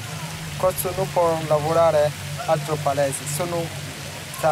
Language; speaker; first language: Italian; non-native, learner; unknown